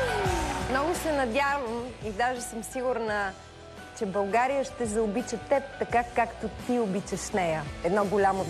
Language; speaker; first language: Bulgarian; native; Bulgarian